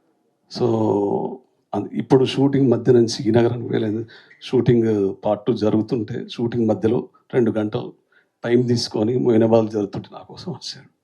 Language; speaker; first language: Telugu; native; Telugu